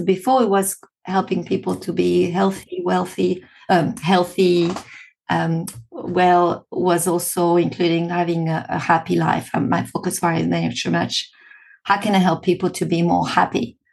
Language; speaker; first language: English; non-native, fluent; French